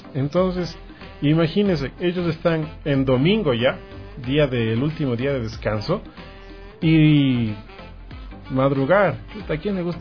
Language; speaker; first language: Spanish; native; Spanish